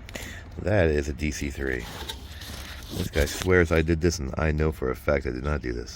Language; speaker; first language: English; native; English